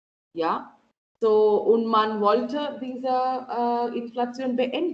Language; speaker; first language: German; non-native, fluent; Marathi